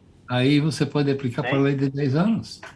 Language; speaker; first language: Portuguese; non-native, fluent; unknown